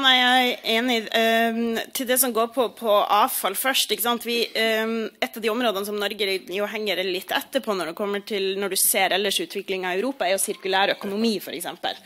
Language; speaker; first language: Norwegian; native; Norwegian